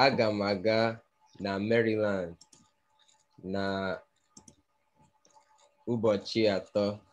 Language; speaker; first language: Igbo; early bilingual, heritage; Igbo